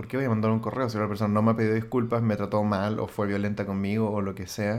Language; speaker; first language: Spanish; native; Spanish